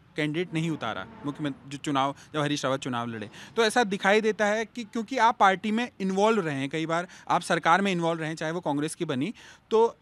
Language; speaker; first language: Hindi; native; Hindi